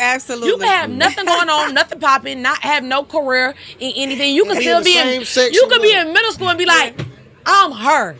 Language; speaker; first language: English; native; English